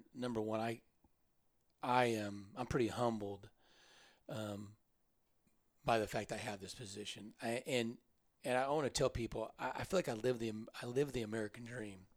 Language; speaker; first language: English; native; English